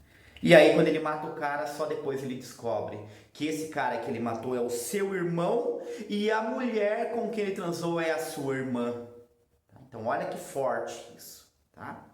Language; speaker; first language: Portuguese; native; Portuguese